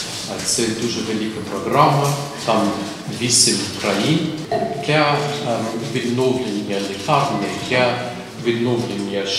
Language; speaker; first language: Ukrainian; non-native, fluent; English